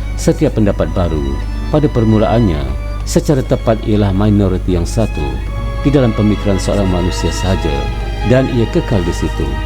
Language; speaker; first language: Malay; native; Malay